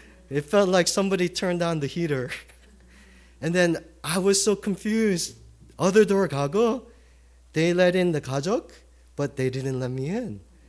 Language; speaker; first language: English; early bilingual, other home language; Korean